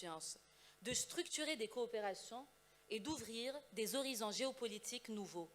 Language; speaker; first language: French; non-native, local second language; Arabic